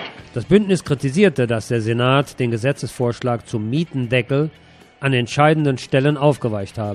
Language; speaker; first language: German; native; German